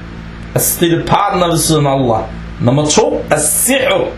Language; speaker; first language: Danish; non-native, fluent; Arabic